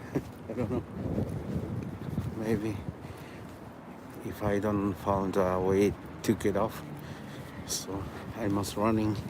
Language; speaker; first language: English; non-native, learner; Spanish